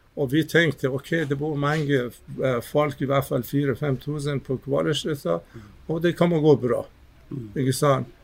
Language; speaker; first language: Norwegian; non-native, fluent; Persian